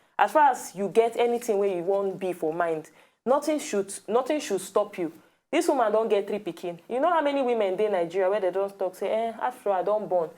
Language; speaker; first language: Nigerian Pidgin; native; Nigerian Pidgin